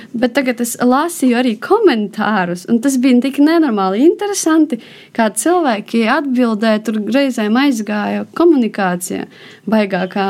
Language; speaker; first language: Latvian; non-native, local second language; Russian